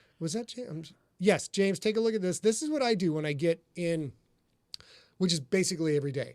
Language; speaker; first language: English; native; English